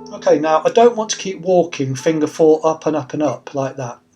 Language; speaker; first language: English; native; English